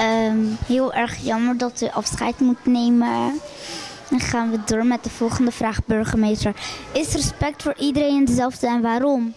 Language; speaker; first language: Dutch; early bilingual, other home language; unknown